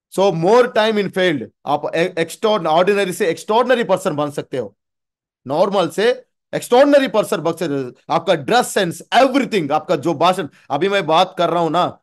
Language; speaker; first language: Hindi; non-native, local second language; Telugu